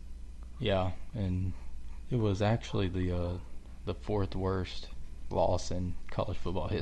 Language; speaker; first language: English; native; English